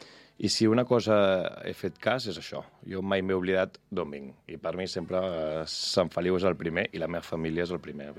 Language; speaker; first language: Catalan; native; Catalan